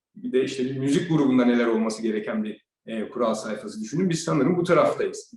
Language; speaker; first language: Turkish; native; Turkish